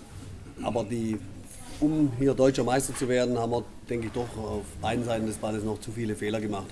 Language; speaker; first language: German; native; German